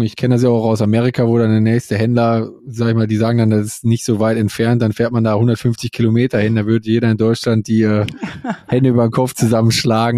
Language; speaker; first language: German; native; German